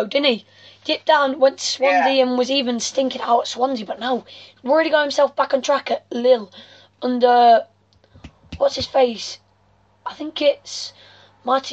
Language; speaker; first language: English; native; English